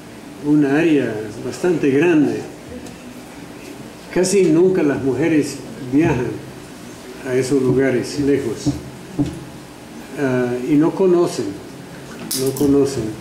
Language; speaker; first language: Spanish; non-native, fluent; English